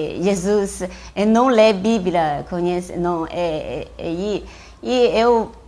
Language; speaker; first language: Portuguese; non-native, learner; Chinese